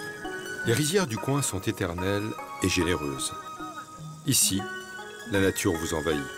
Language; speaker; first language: French; native; French